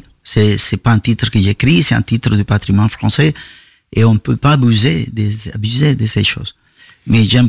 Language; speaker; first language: French; non-native, fluent; Spanish